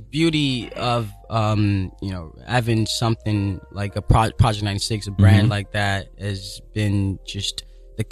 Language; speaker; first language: English; non-native, local second language; Yoruba